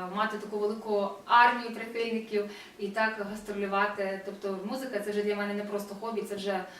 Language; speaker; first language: Ukrainian; native; Ukrainian